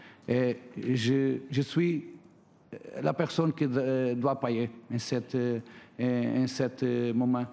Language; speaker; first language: French; non-native, fluent; Portuguese